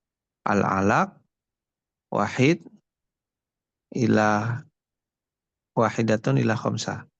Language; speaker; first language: Arabic; non-native, learner; Indonesian